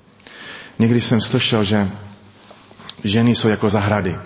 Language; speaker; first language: Czech; non-native, learner; English